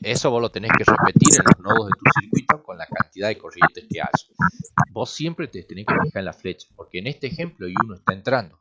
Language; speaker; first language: Spanish; native; Spanish